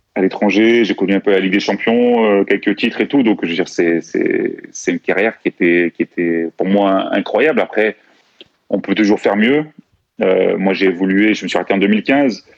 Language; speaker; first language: French; native; French